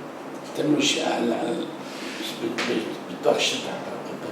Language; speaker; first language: Hebrew; non-native, local second language; Arabic